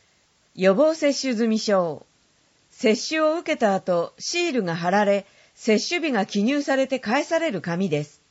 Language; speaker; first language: Japanese; native; Japanese